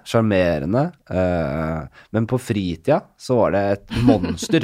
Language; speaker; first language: Norwegian; native; Norwegian